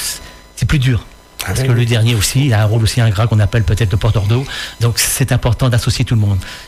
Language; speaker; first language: French; native; French